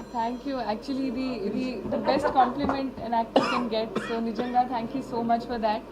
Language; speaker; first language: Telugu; non-native, learner; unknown